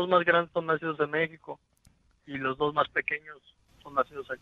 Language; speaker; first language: Spanish; native; Spanish